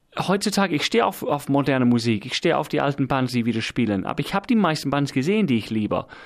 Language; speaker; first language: German; non-native, fluent; English